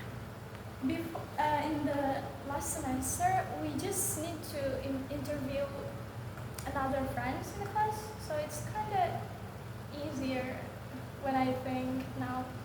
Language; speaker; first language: English; non-native, learner; Indonesian